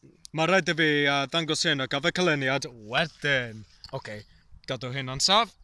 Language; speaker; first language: Welsh; non-native, learner; English